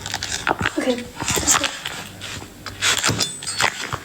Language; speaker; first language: English; non-native, learner; Amharic